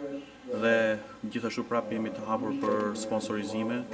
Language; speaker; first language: Albanian; native; Albanian